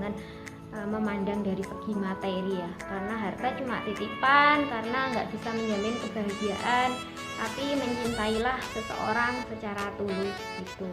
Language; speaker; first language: Indonesian; native; Indonesian